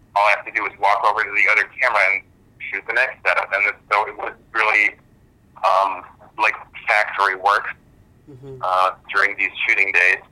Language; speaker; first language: English; early bilingual, other home language; German